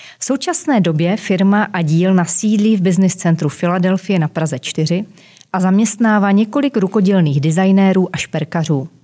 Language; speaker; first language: Czech; native; Czech